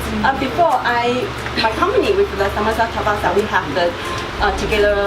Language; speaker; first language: English; non-native, learner; Chinese